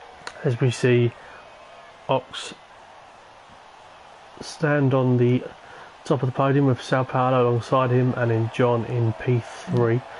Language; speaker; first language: English; native; English